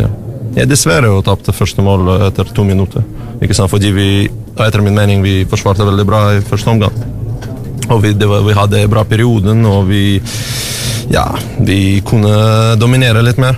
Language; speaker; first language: Norwegian; non-native, learner; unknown